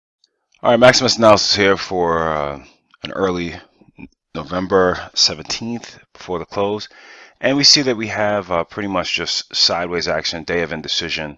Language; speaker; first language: English; native; English